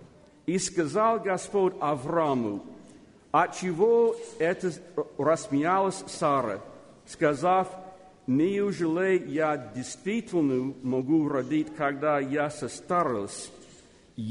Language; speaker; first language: Russian; non-native, learner; English